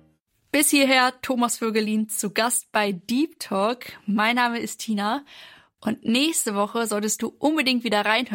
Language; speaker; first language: German; native; German